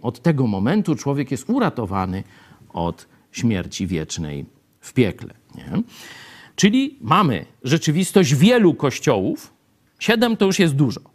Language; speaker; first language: Polish; native; Polish